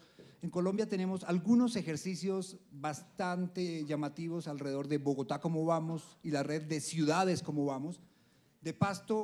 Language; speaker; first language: Spanish; native; Spanish